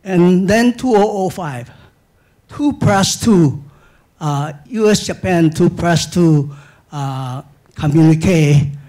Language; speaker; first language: English; non-native, fluent; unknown